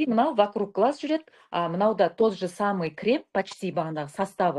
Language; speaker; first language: Kazakh; native; Kazakh